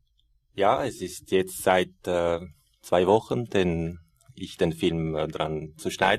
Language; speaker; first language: German; non-native, fluent; Italian